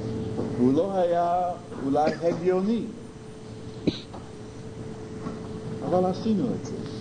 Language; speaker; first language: Hebrew; non-native, fluent; English